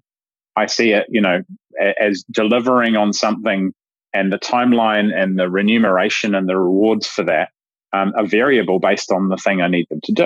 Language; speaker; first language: English; native; English